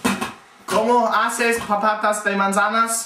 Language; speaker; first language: Spanish; non-native, learner; English